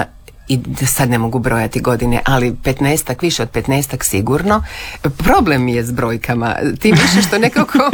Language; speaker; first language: Serbian; native; Serbian